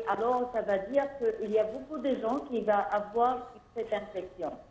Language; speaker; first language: French; non-native, fluent; Arabic